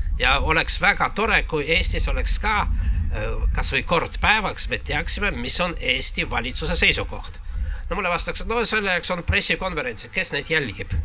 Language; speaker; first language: Estonian; non-native, local second language; Russian